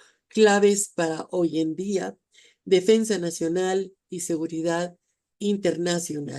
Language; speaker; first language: Spanish; native; Spanish